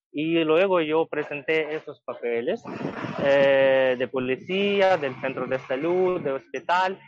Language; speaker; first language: Spanish; non-native, fluent; Ukrainian